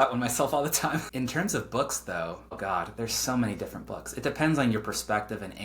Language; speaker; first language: English; native; English